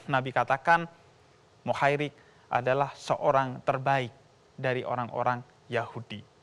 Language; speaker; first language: Indonesian; native; Indonesian